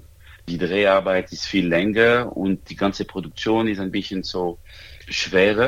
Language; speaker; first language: German; non-native, local second language; French